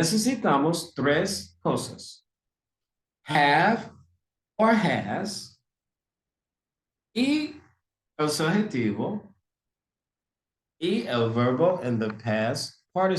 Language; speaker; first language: Spanish; non-native, fluent; English